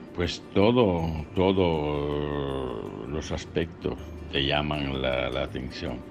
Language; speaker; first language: Spanish; non-native, learner; Italian